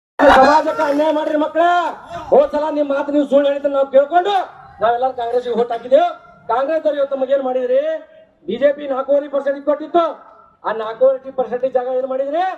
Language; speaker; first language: Kannada; non-native, local second language; Lambadi